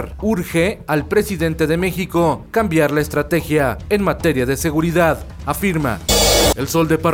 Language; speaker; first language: Spanish; native; Spanish